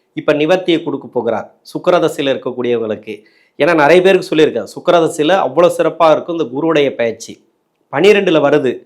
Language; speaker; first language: Tamil; native; Tamil